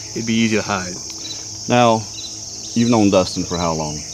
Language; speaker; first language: English; native; English